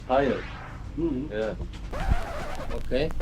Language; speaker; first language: English; non-native, learner; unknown